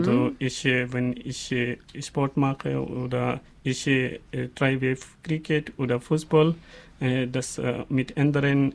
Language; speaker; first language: German; non-native, learner; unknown